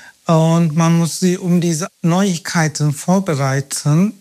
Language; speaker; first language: German; non-native, fluent; Turkish